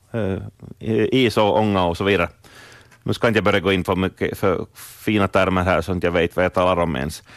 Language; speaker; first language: Swedish; native; Swedish